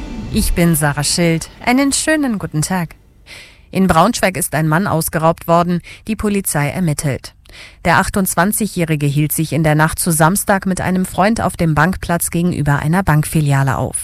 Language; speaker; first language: German; native; German